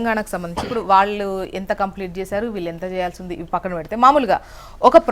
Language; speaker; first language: Telugu; native; Telugu